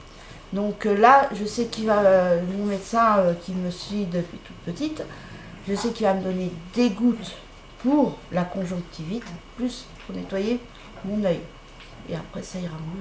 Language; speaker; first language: French; native; French